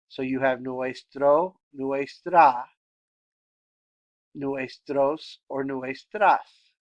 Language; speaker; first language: Spanish; non-native, fluent; English